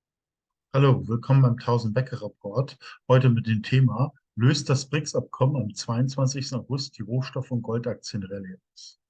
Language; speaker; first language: German; native; German